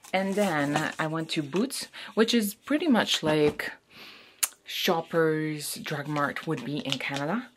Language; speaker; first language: English; non-native, fluent; Italian